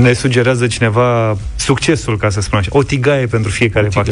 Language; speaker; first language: Romanian; native; Romanian